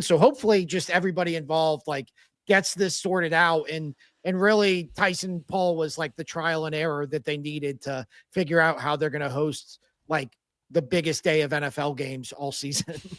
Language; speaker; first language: English; native; English